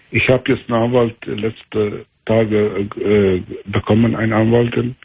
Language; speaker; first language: German; early bilingual, other home language; Albanian